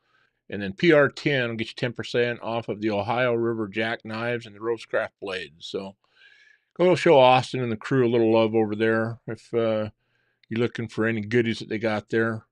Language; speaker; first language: English; native; English